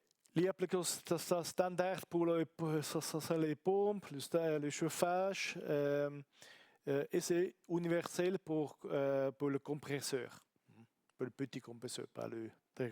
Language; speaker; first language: French; non-native, learner; Italian